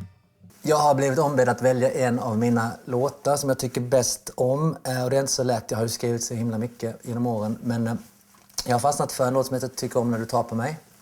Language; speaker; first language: Swedish; native; Swedish